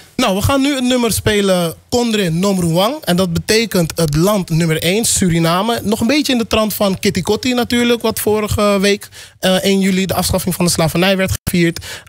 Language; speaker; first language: Dutch; native; Dutch